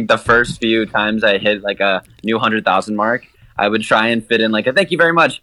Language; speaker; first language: English; native; English